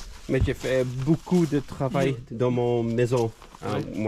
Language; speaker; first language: French; non-native, learner; Dutch